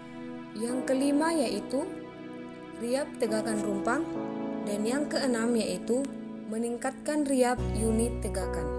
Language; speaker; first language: Indonesian; native; Indonesian